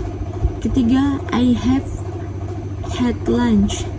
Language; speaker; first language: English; non-native, learner; Indonesian